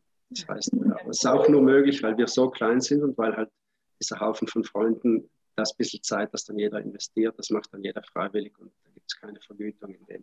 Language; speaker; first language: German; native; German